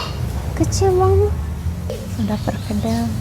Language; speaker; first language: Indonesian; non-native, fluent; Arabic